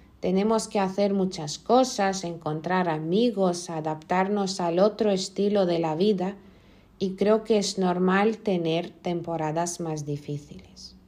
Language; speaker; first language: Spanish; non-native, fluent; Lithuanian